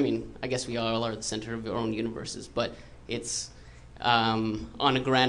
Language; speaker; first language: English; native; English